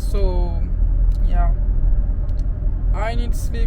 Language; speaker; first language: English; non-native, learner; Haitian Creole